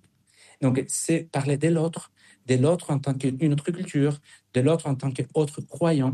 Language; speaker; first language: French; non-native, fluent; Spanish